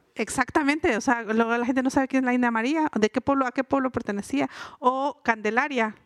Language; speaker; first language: Spanish; non-native, local second language; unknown